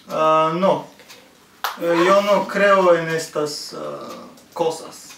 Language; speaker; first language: Spanish; non-native, learner; Bulgarian